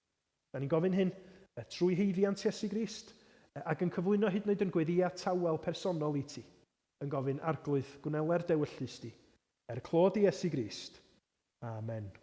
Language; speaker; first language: Welsh; native; Welsh